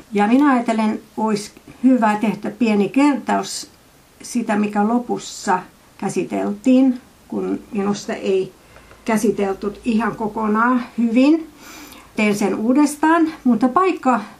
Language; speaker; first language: Finnish; non-native, fluent; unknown